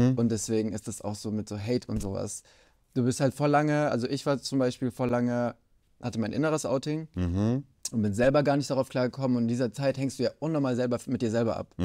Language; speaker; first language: German; early bilingual, other home language; Kurdish